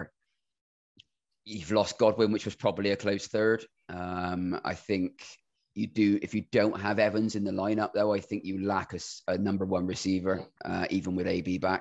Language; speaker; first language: English; native; English